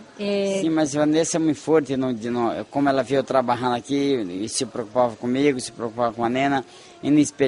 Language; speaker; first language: Spanish; non-native, fluent; Portuguese